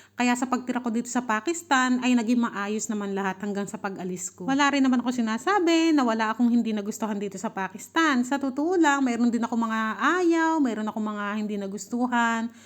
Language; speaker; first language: Filipino; native; Filipino